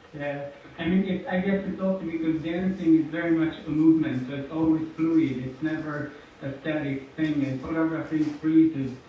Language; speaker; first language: English; non-native, fluent; Hungarian